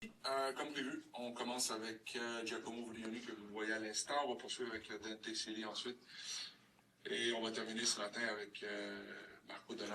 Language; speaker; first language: French; native; French